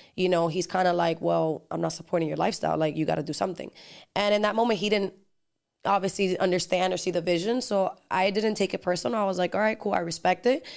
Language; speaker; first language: English; early bilingual, other home language; Spanish